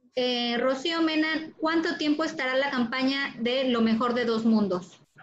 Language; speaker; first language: Spanish; native; Spanish